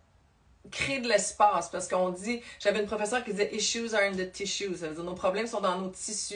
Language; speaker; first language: French; native; French